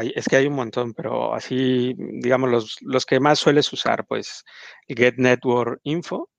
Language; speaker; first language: Spanish; native; Spanish